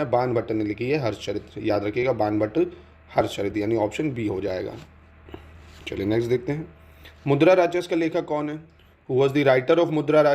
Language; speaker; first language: Hindi; native; Hindi